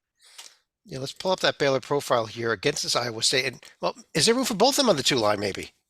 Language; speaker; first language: English; native; English